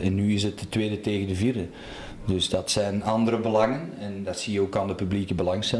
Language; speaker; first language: Dutch; native; Dutch